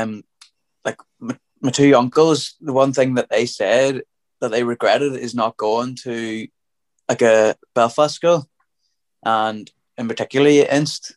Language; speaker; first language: English; native; English